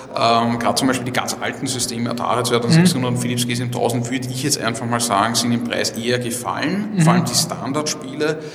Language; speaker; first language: German; native; German